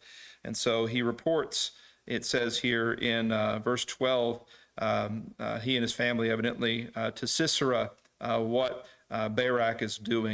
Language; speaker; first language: English; native; English